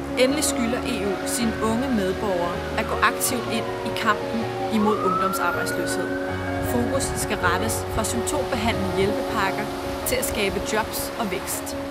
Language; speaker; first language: Danish; early bilingual, other home language; Persian